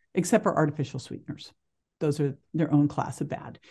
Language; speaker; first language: English; native; English